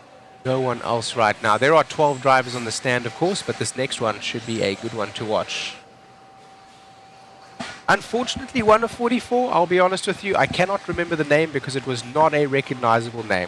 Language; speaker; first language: English; native; English